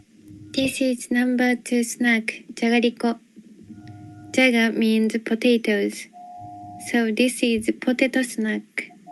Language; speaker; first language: English; non-native, learner; Japanese